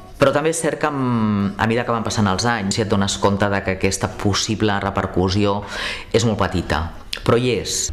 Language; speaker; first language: Catalan; native; Catalan